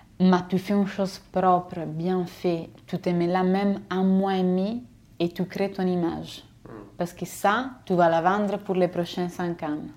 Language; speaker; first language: French; non-native, fluent; Italian